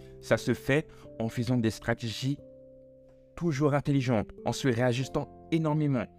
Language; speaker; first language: French; native; French